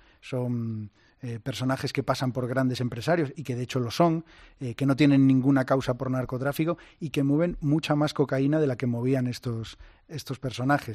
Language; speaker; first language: Spanish; native; Spanish